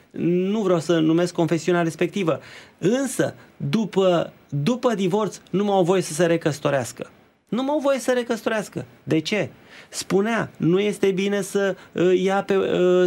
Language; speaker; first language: Romanian; native; Romanian